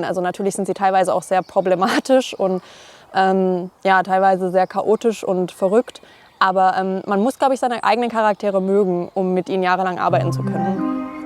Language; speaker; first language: German; native; German